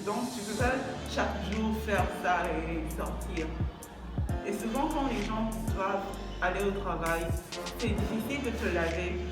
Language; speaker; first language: French; non-native, local second language; Kinyarwanda